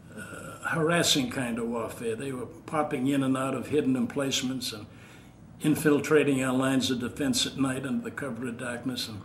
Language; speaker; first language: English; native; English